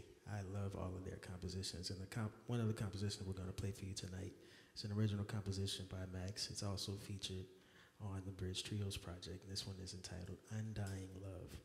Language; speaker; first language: English; native; English